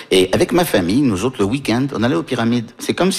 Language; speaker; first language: French; early bilingual, other home language; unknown